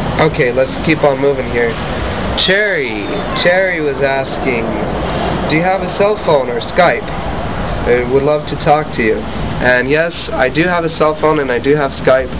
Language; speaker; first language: English; native; English